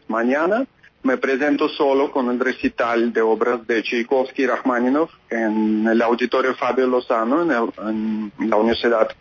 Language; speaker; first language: Spanish; non-native, fluent; Russian